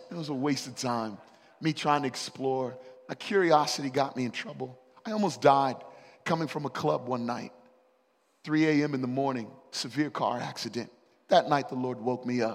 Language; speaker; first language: English; native; English